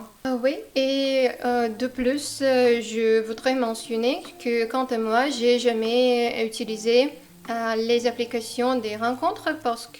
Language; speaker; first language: French; non-native, fluent; Russian